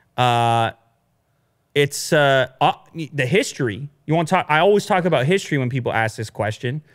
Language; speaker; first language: English; early bilingual, other home language; Italian